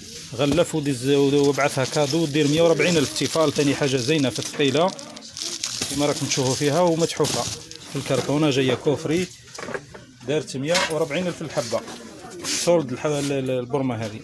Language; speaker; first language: Arabic; native; Arabic